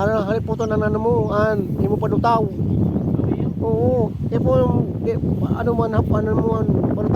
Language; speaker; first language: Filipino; non-native, local second language; Bikol